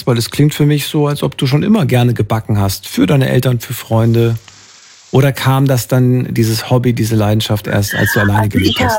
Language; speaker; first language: German; native; German